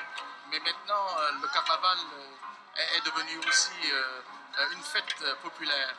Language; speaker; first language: French; non-native, fluent; Vietnamese